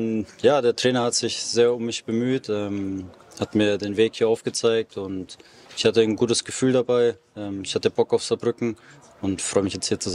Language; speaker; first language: German; native; German